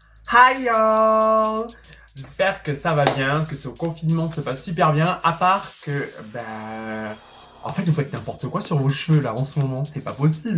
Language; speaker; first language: French; native; French